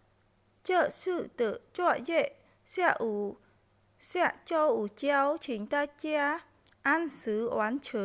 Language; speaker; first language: Chinese; non-native, fluent; Khmer